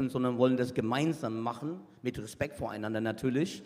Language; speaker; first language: German; non-native, fluent; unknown